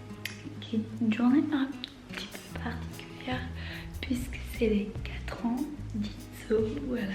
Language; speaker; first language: French; native; French